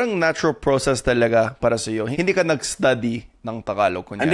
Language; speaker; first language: Filipino; non-native, fluent; English